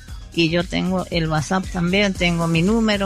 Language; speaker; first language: Spanish; non-native, local second language; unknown